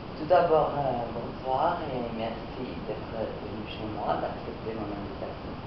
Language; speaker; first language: French; non-native, local second language; Romanian